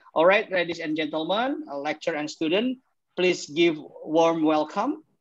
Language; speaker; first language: English; non-native, fluent; Indonesian